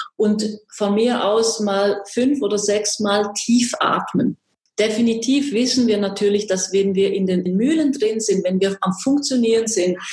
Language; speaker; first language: German; native; German